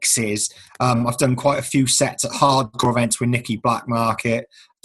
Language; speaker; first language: English; native; English